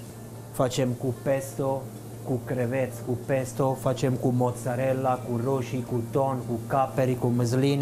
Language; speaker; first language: Romanian; non-native, fluent; Italian